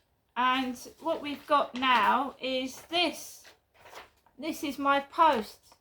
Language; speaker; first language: English; native; English